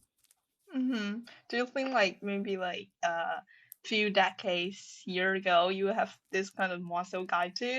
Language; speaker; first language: English; non-native, fluent; Chinese